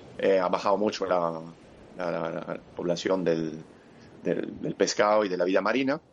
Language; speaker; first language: Spanish; non-native, fluent; French